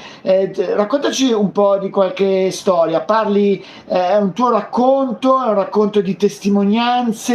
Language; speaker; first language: Italian; native; Italian